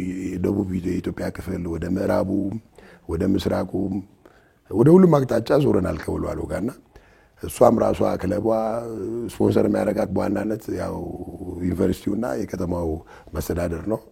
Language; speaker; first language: Amharic; non-native, local second language; Tigrinya